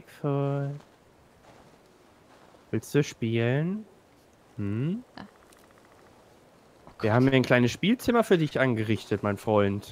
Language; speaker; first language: German; native; German